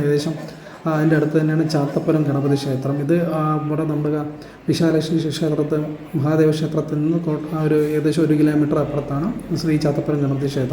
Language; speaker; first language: Malayalam; native; Malayalam